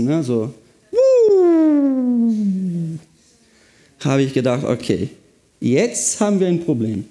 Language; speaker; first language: German; non-native, fluent; Portuguese